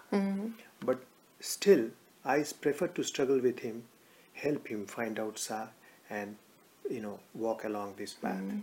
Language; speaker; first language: English; non-native, local second language; Bangla